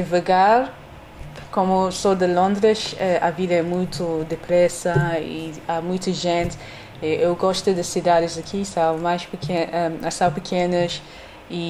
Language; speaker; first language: Portuguese; non-native, learner; English